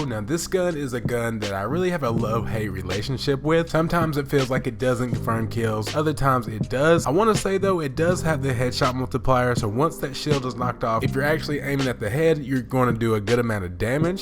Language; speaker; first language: English; native; English